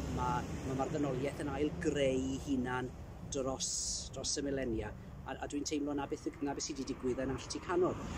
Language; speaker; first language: Welsh; early bilingual, heritage; Welsh